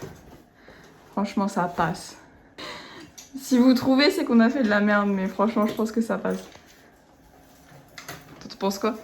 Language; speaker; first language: French; native; French